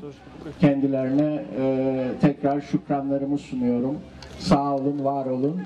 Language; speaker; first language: Turkish; native; Turkish